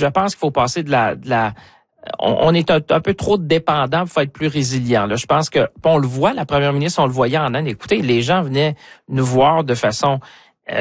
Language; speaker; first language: French; native; French